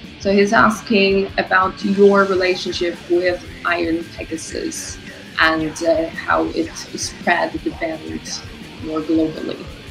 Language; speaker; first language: English; non-native, fluent; Portuguese